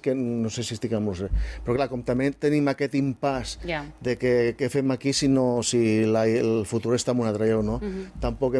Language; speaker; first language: Catalan; native; Catalan